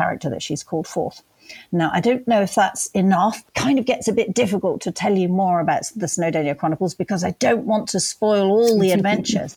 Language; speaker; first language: English; native; English